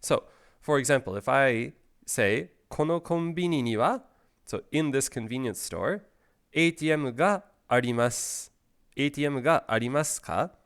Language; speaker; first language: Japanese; non-native, fluent; English